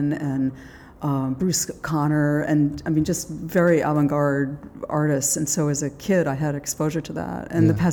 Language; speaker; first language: English; native; English